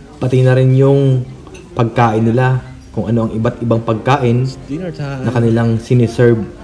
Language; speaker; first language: Filipino; non-native, local second language; Cebuano